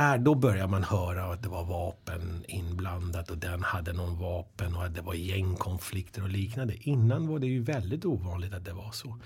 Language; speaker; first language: Swedish; early bilingual, other home language; Persian